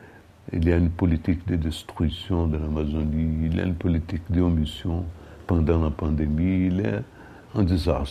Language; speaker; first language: French; non-native, fluent; Portuguese